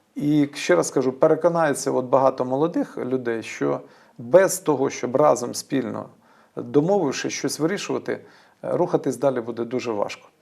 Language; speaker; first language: Ukrainian; native; Ukrainian